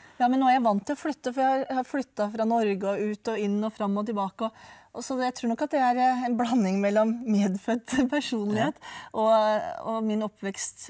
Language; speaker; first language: Norwegian; native; Norwegian